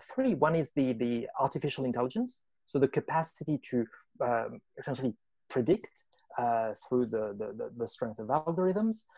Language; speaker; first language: English; non-native, fluent; French